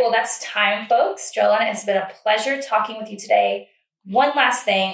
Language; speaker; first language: English; native; English